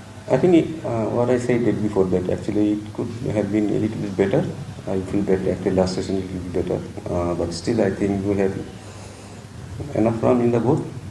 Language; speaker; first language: English; non-native, local second language; Bangla